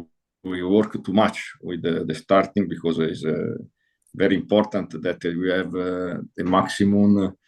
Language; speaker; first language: English; non-native, learner; Italian